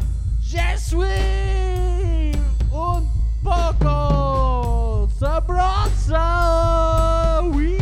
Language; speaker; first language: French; non-native, learner; English